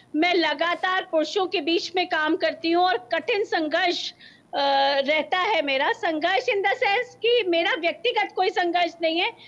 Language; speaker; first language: Hindi; native; Hindi